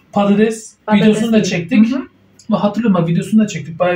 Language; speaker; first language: Turkish; native; Turkish